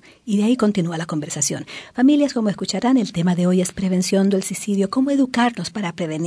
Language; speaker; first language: Spanish; native; Spanish